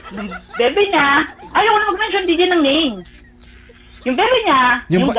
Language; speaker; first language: Filipino; native; Filipino